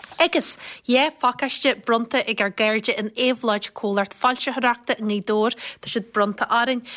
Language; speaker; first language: Irish; native; Irish